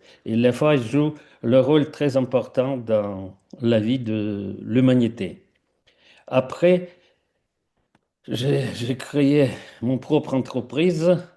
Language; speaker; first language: French; non-native, fluent; Russian